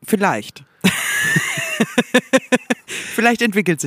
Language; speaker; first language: German; native; German